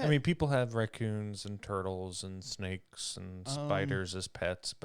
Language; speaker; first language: English; native; English